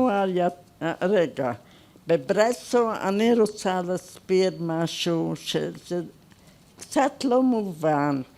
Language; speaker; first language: Hebrew; non-native, fluent; Hungarian